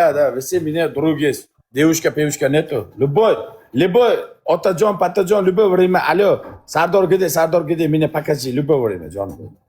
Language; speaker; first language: Russian; non-native, learner; Uzbek